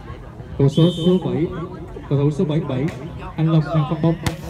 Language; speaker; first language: Vietnamese; native; Vietnamese